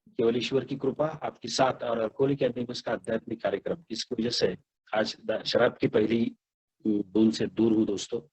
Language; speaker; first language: Hindi; non-native, local second language; Marathi